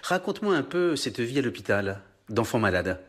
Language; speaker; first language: French; native; French